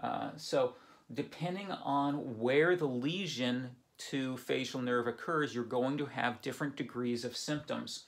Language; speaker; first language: English; native; English